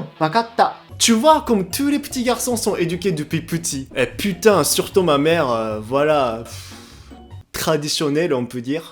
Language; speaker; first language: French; non-native, fluent; Japanese